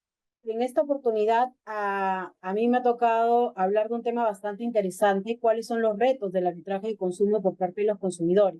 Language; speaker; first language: Spanish; native; Spanish